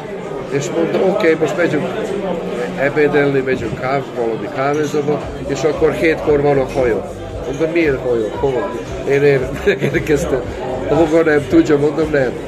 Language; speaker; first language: Hungarian; non-native, local second language; Serbian